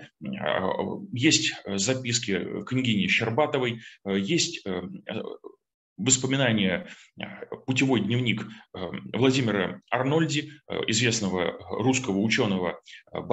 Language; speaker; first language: Russian; native; Russian